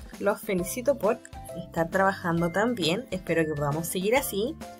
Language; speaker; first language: Spanish; native; Spanish